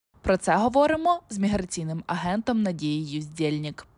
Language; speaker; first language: Ukrainian; native; Ukrainian